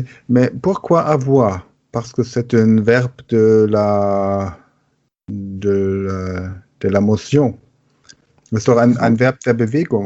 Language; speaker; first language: French; non-native, learner; German